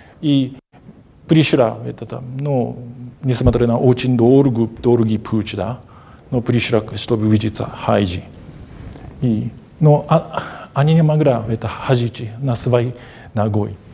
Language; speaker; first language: Russian; non-native, fluent; Japanese